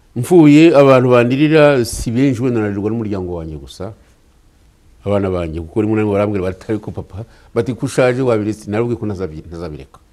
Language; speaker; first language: Kinyarwanda; native; Kinyarwanda